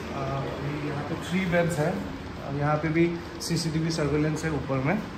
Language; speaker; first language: Hindi; non-native, local second language; Assamese